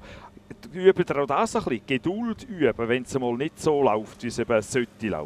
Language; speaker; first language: German; native; German